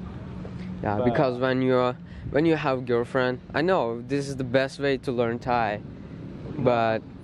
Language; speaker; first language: English; non-native, fluent; Turkish